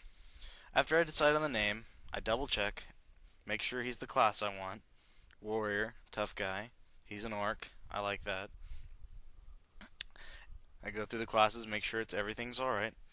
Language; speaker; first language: English; native; English